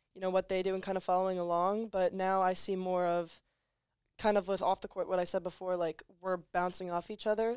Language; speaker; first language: English; native; English